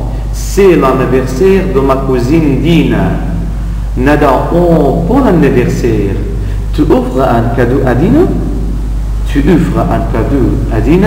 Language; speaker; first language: French; non-native, fluent; Arabic